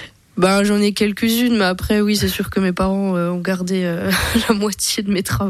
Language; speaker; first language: French; native; French